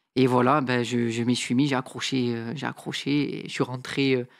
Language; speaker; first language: French; native; French